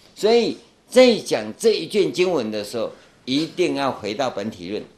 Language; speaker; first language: Chinese; non-native, local second language; Min Nan Chinese